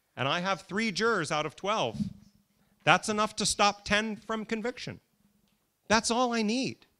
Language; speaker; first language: English; native; English